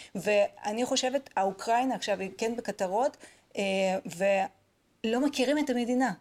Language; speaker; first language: Hebrew; non-native, fluent; Russian